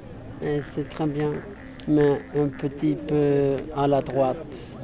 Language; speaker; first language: French; non-native, learner; English